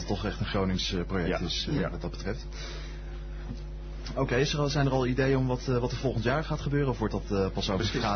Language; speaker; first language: Dutch; native; Dutch